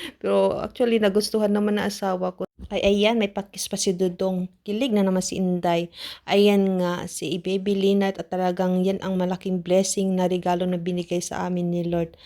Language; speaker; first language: Filipino; non-native, local second language; Cebuano